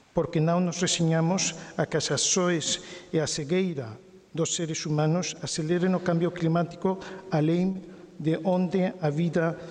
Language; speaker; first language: Portuguese; non-native, fluent; Galician